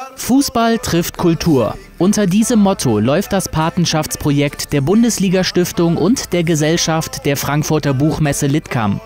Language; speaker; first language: German; native; German